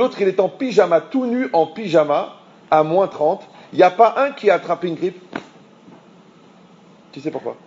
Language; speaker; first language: French; native; French